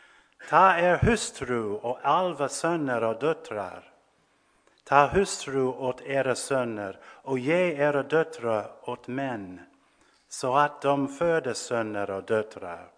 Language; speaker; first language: Swedish; non-native, fluent; English